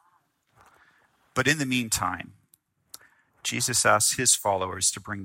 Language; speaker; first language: English; native; English